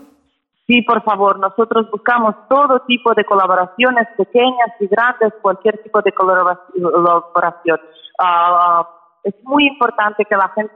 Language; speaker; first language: Spanish; non-native, fluent; Ukrainian